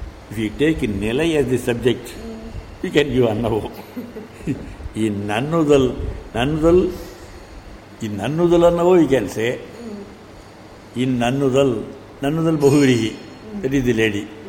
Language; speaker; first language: English; non-native, local second language; Tamil